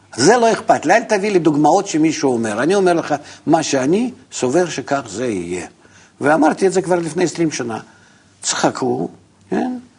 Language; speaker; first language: Hebrew; non-native, fluent; Russian